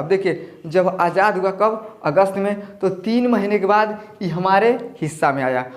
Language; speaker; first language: Hindi; native; Hindi